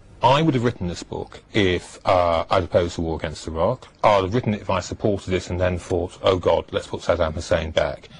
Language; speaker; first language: English; native; English